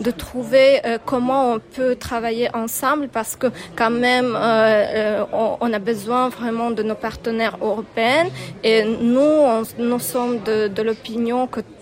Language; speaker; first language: French; non-native, fluent; Ukrainian